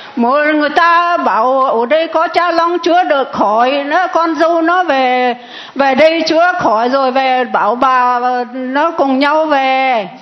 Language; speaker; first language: Vietnamese; non-native, local second language; Iu Mien